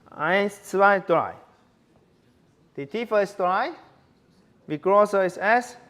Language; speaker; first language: German; non-native, learner; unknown